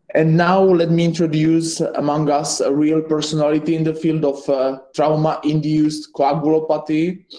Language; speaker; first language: English; non-native, fluent; Czech